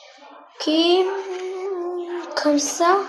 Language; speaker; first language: French; non-native, local second language; Arabic